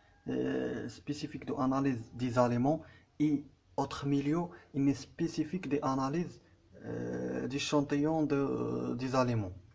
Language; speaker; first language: French; non-native, learner; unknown